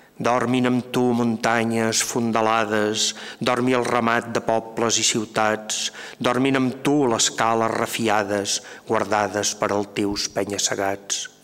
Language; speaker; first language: Catalan; native; Catalan